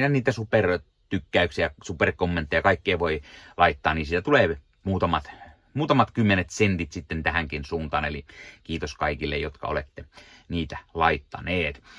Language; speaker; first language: Finnish; native; Finnish